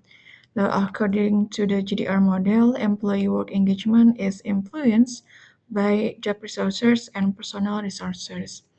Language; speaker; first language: English; non-native, learner; Indonesian